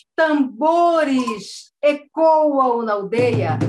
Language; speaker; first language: Portuguese; native; Portuguese